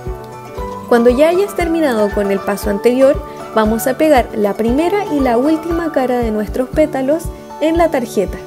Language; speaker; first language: Spanish; native; Spanish